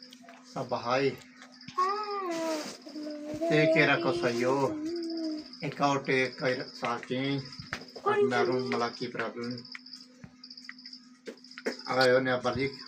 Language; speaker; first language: Filipino; non-native, learner; Punjabi